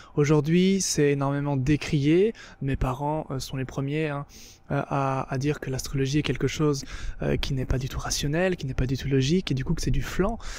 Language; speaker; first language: French; native; French